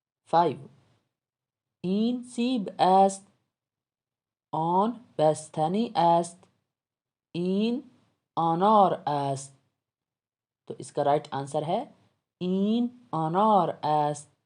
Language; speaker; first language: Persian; non-native, fluent; Urdu